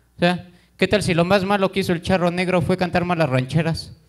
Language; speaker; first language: Spanish; native; Spanish